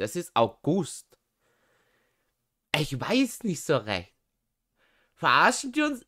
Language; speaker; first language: German; native; German